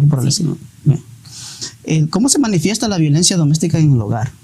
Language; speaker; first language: Spanish; native; Spanish